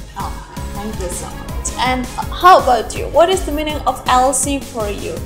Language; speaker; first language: English; non-native, fluent; Indonesian